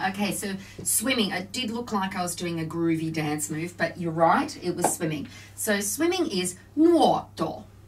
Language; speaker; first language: English; native; English